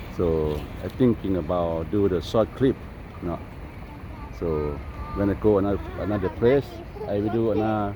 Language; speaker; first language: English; non-native, learner; Lao